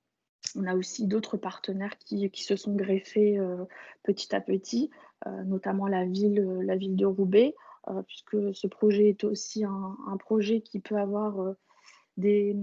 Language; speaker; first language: French; native; French